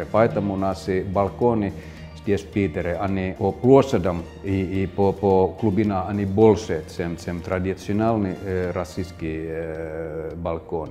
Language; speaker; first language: Russian; non-native, fluent; Finnish